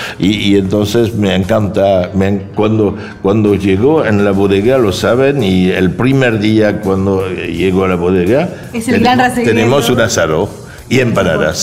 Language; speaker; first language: Spanish; non-native, fluent; French